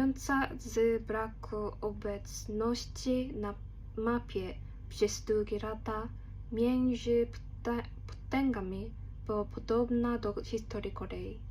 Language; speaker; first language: Polish; non-native, learner; Korean